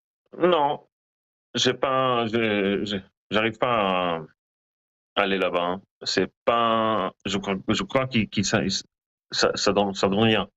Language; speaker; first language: French; non-native, learner; Hebrew